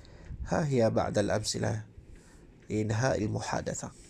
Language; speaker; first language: Arabic; non-native, fluent; Malay